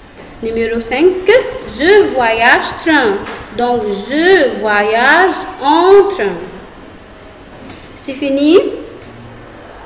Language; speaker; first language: French; non-native, fluent; Arabic